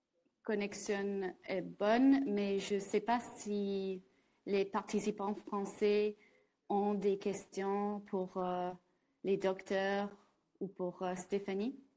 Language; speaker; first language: French; non-native, fluent; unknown